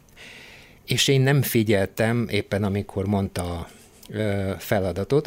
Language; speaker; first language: Hungarian; non-native, fluent; Bulgarian